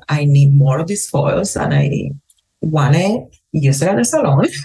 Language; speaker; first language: English; non-native, fluent; Spanish